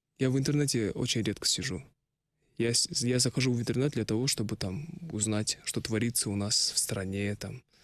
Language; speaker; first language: Russian; non-native, local second language; Kazakh